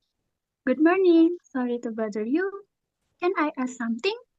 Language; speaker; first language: English; non-native, learner; Indonesian